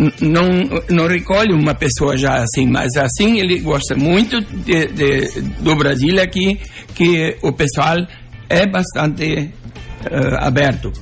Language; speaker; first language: Portuguese; non-native, local second language; German